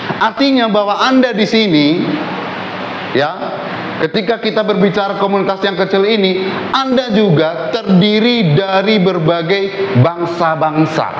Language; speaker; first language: Indonesian; native; Indonesian